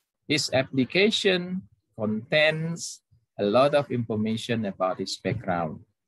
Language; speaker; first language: English; non-native, fluent; Indonesian